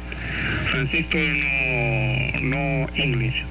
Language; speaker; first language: English; non-native, learner; Spanish